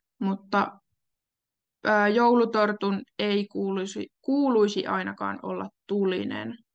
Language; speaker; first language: Finnish; native; Finnish